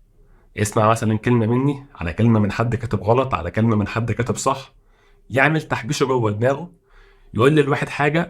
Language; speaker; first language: Arabic; native; Arabic